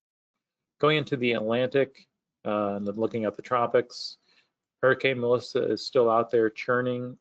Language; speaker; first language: English; native; English